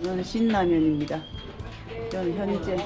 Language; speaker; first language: Korean; native; Korean